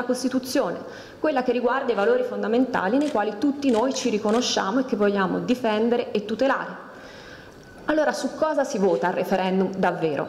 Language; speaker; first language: Italian; native; Italian